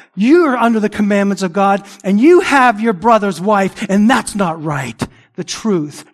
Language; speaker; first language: English; early bilingual, other home language; Italian